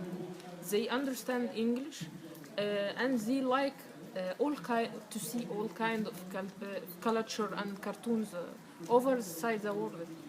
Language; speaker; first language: English; non-native, learner; Arabic